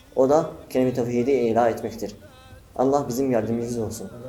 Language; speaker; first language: Turkish; non-native, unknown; Arabic